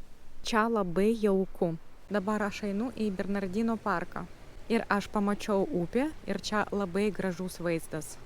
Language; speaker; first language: Lithuanian; non-native, learner; Russian